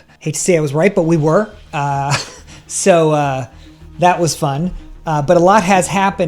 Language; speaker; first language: English; native; English